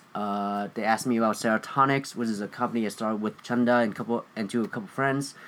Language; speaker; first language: English; early bilingual, other home language; Vietnamese